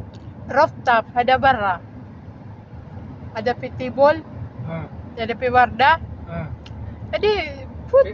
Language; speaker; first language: Arabic; non-native, learner; Filipino